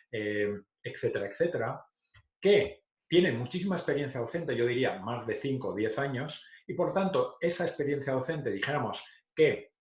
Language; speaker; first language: Spanish; native; Spanish